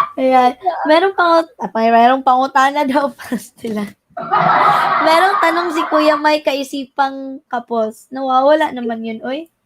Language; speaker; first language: Filipino; non-native, local second language; Cebuano